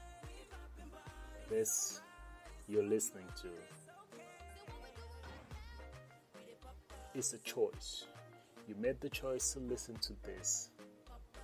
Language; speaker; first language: English; non-native, local second language; Krio